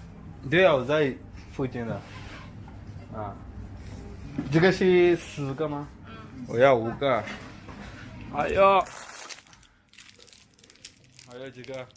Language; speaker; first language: Chinese; non-native, learner; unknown